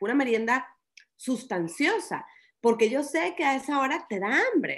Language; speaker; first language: Spanish; early bilingual, other home language; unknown